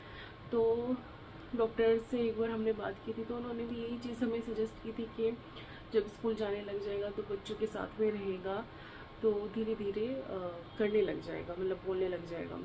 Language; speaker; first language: Hindi; native; Hindi